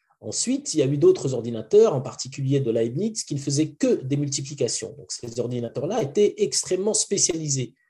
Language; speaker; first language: French; non-native, local second language; Arabic